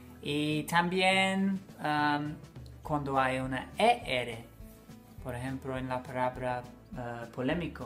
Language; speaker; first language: Spanish; non-native, fluent; English